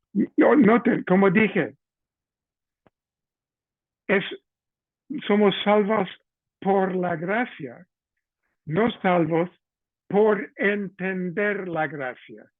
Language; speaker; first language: Spanish; non-native, fluent; English